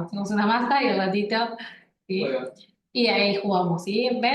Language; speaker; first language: Spanish; native; Spanish